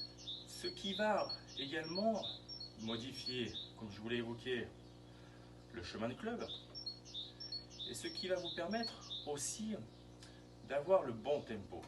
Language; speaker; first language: French; native; French